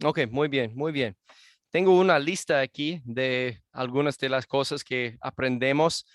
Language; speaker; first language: Spanish; non-native, fluent; English